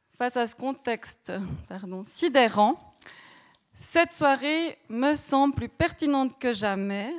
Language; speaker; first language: French; native; French